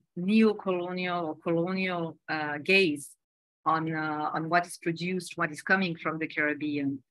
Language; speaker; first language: English; non-native, fluent; French